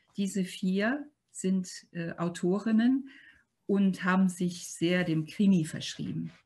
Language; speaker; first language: German; native; German